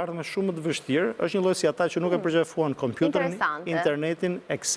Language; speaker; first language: Albanian; native; Albanian